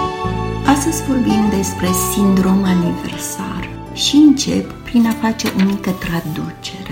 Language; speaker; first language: Romanian; native; Romanian